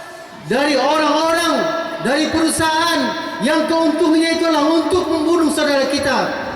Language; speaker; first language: Indonesian; native; Indonesian